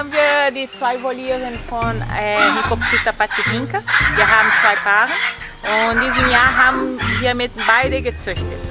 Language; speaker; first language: German; non-native, learner; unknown